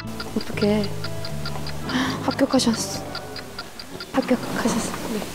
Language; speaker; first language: Korean; native; Korean